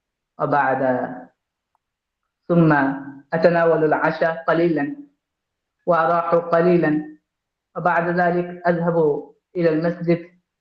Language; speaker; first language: Arabic; non-native, learner; Bangla